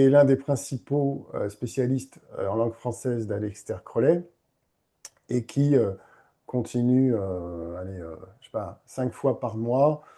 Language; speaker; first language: French; native; French